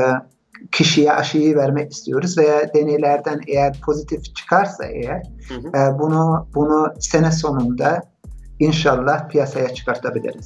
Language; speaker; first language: Turkish; early bilingual, heritage; Turkish